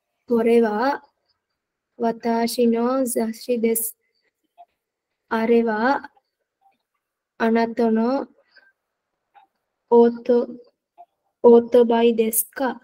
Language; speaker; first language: Japanese; non-native, learner; Sinhala